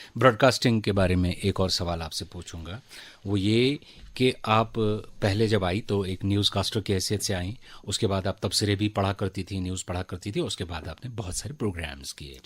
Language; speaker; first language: Urdu; non-native, local second language; Kashmiri